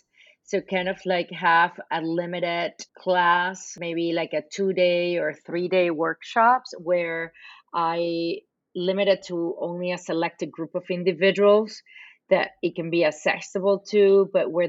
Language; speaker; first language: English; non-native, fluent; Spanish